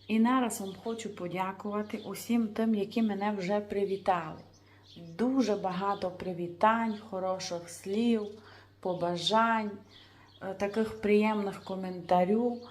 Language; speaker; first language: Ukrainian; native; Ukrainian